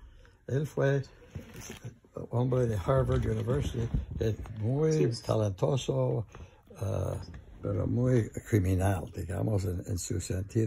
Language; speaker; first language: Spanish; non-native, learner; English